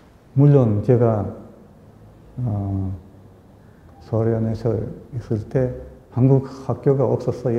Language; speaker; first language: Korean; early bilingual, heritage; Korean